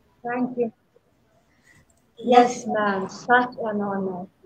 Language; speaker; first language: English; non-native, local second language; Hindi